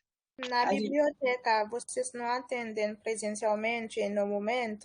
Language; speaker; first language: Portuguese; non-native, fluent; Haitian Creole